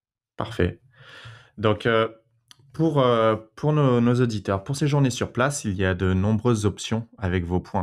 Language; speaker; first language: French; native; French